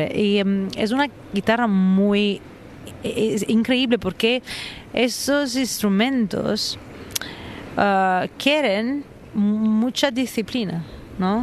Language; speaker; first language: Spanish; non-native, fluent; Italian